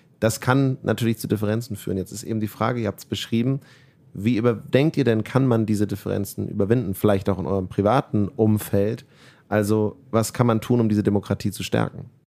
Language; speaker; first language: German; native; German